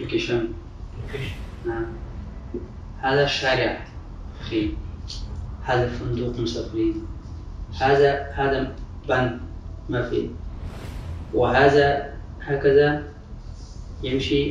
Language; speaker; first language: Arabic; non-native, learner; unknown